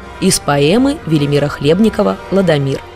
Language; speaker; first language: Russian; native; Russian